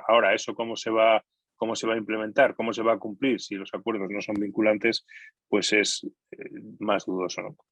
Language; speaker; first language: Spanish; native; Spanish